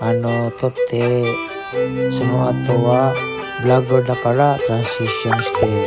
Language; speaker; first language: Japanese; non-native, learner; Filipino